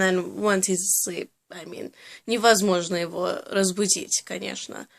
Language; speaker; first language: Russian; early bilingual, heritage; Russian